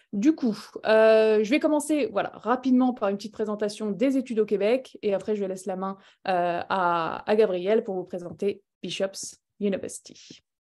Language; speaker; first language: French; native; French